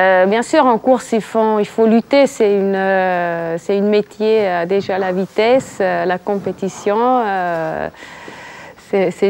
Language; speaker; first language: French; non-native, local second language; Swiss German